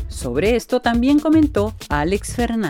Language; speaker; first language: Spanish; native; Spanish